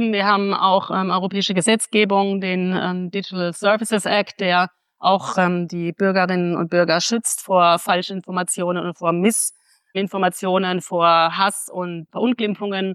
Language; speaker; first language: German; native; German